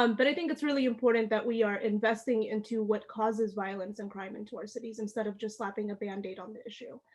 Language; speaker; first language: English; early bilingual, other home language; Amharic